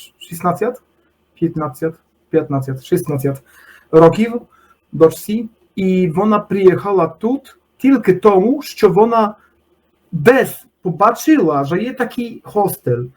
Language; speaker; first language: Polish; non-native, learner; Ukrainian